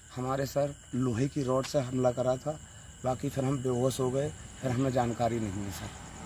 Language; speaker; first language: Hindi; native; Hindi